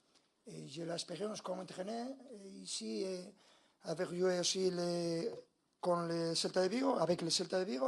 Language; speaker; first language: French; non-native, learner; Spanish